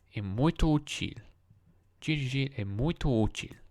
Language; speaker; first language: Portuguese; non-native, learner; English